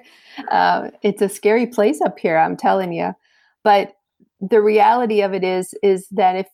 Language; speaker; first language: English; native; English